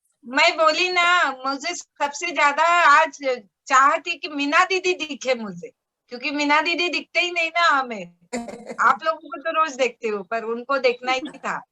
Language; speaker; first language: Hindi; native; Hindi